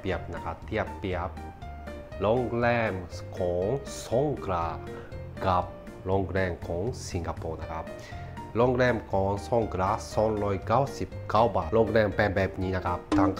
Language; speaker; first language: Thai; non-native, learner; Japanese